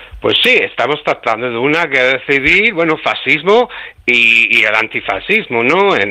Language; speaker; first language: Spanish; early bilingual, heritage; Spanish